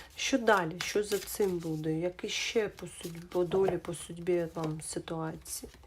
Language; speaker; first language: Ukrainian; non-native, local second language; Russian